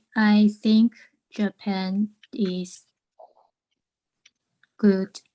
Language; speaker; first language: English; non-native, learner; Chinese